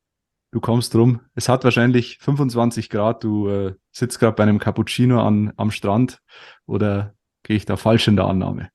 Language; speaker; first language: German; native; German